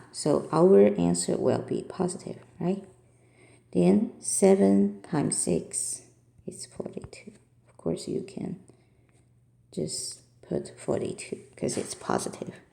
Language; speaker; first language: English; non-native, fluent; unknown